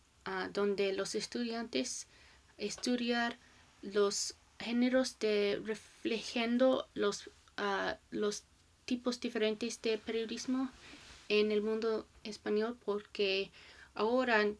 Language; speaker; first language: Spanish; non-native, learner; English